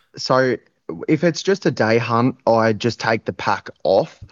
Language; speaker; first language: English; native; English